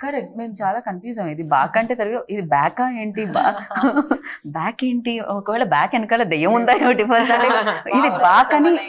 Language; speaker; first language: Telugu; native; Telugu